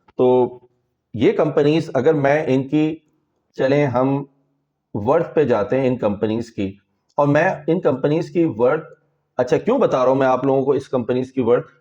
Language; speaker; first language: Urdu; native; Urdu